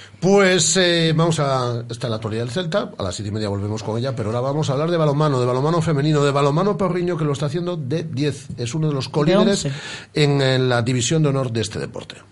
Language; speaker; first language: Spanish; native; Spanish